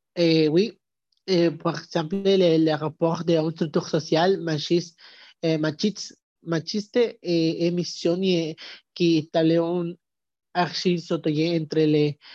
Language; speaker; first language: French; non-native, learner; Spanish